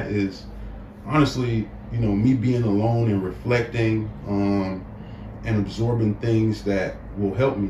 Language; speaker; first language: English; native; English